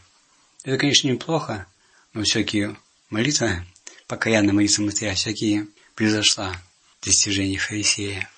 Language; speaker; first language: Russian; native; Russian